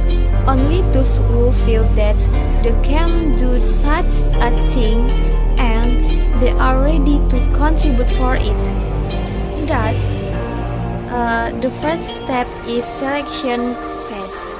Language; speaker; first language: English; non-native, learner; Indonesian